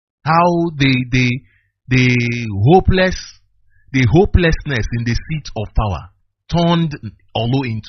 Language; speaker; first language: English; non-native, local second language; Igbo